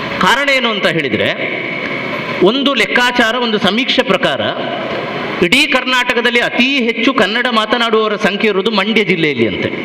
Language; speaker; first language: Kannada; non-native, local second language; Tulu